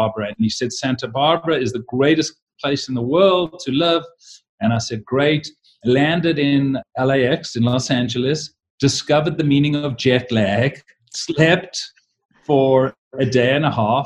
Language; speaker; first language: English; native; English